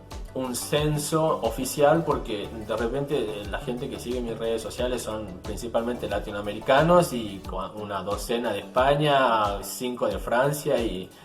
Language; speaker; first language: Spanish; native; Spanish